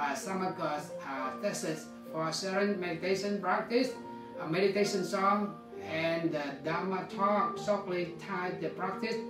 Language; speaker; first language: English; non-native, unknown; Vietnamese